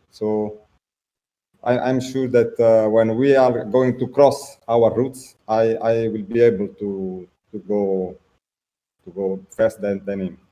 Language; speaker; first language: English; non-native, learner; Italian